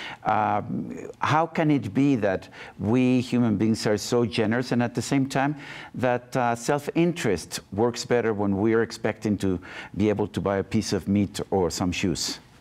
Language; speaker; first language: English; non-native, fluent; Spanish